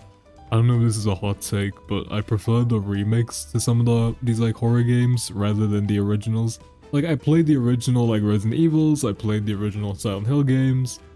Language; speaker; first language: English; native; English